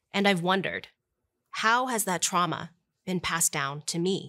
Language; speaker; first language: English; native; English